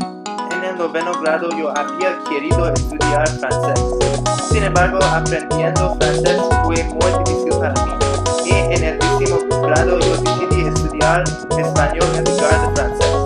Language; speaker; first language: Spanish; non-native, learner; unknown